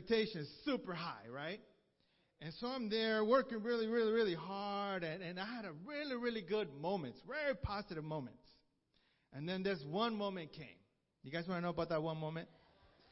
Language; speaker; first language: English; early bilingual, other home language; Spanish